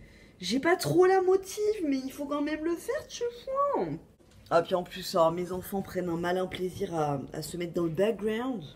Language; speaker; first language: French; native; French